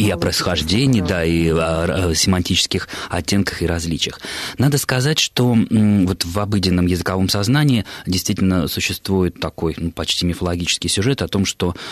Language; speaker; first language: Russian; native; Russian